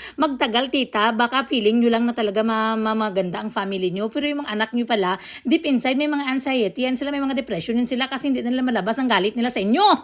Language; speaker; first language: Filipino; non-native, local second language; Hiligaynon